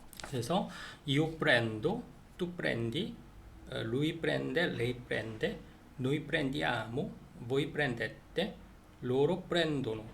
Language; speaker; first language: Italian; non-native, learner; Korean